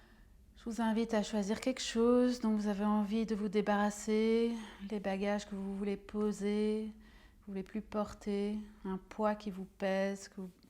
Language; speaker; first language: French; native; French